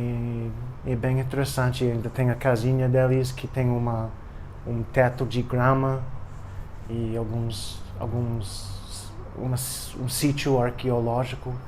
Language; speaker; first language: Portuguese; non-native, fluent; English